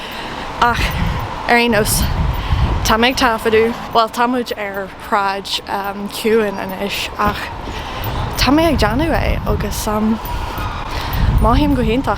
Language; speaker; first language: Irish; non-native, local second language; English